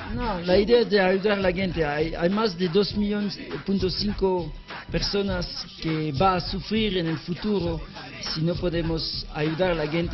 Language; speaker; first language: Spanish; non-native, learner; French